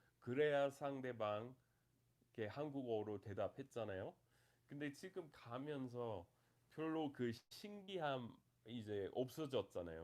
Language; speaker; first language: Korean; non-native, fluent; English